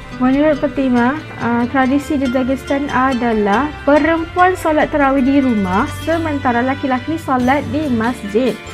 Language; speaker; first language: Malay; native; Malay